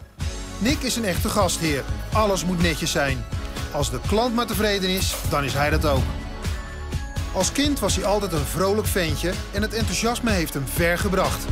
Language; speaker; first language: Dutch; native; Dutch